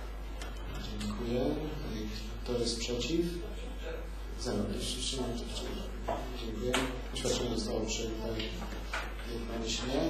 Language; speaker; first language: Polish; native; Polish